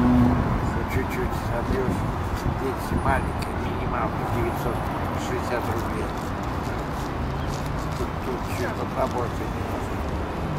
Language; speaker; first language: Russian; native; Russian